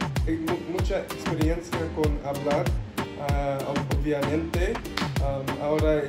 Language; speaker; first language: Spanish; non-native, learner; English